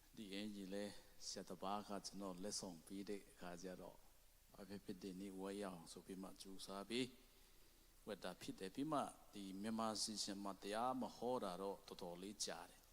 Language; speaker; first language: Burmese; non-native, local second language; Tedim Chin